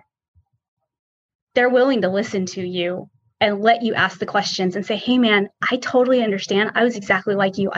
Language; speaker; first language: English; native; English